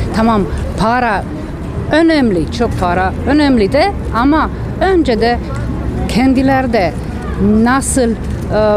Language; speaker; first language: Turkish; non-native, learner; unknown